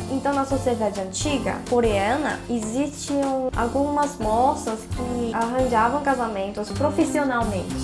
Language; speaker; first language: Portuguese; non-native, fluent; Korean